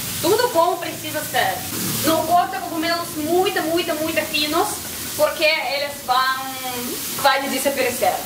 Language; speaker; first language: Portuguese; non-native, fluent; Russian